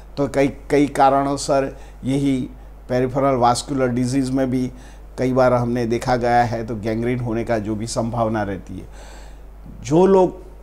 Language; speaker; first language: Hindi; non-native, local second language; Gujarati